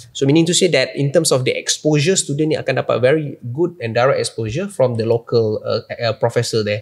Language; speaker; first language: English; non-native, local second language; Malay